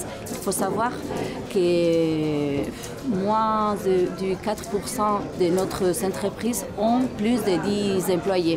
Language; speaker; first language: French; non-native, fluent; Spanish